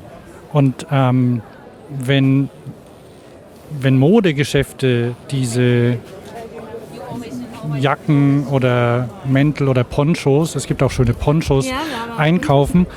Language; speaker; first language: German; native; German